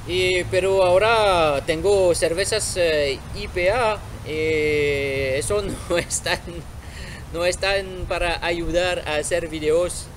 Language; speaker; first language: Spanish; non-native, fluent; French